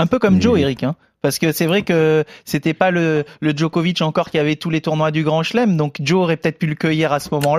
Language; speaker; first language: French; native; French